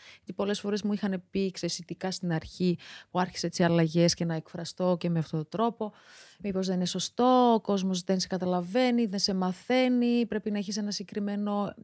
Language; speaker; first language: Greek; early bilingual, other home language; Georgian